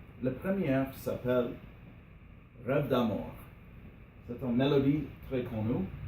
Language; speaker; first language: French; non-native, learner; English